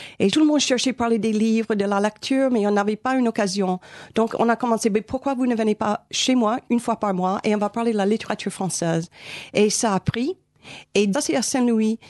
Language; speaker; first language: French; non-native, fluent; English